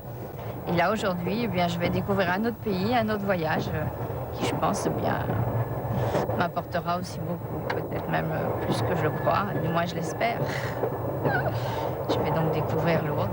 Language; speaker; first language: French; native; French